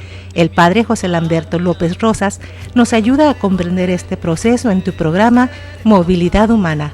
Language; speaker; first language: Spanish; native; Spanish